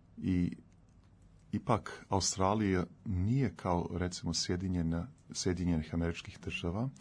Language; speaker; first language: Serbian; early bilingual, heritage; Serbian